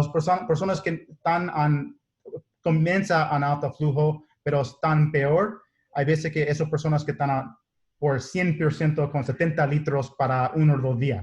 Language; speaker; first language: Spanish; non-native, learner; English